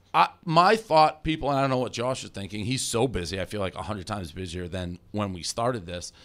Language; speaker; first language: English; native; English